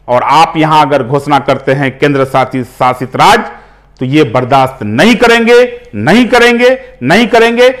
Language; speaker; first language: Hindi; native; Hindi